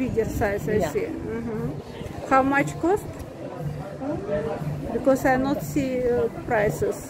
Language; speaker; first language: English; non-native, learner; Russian